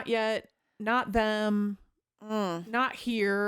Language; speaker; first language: English; native; English